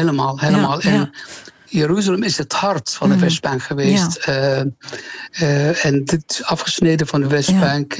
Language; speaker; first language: Dutch; non-native, fluent; Arabic